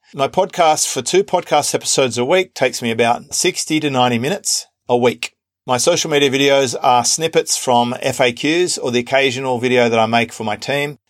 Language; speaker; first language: English; native; English